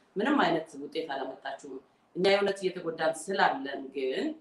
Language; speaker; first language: Amharic; non-native, local second language; Tigrinya